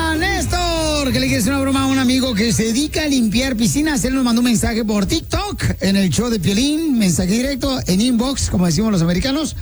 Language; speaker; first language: Spanish; native; Spanish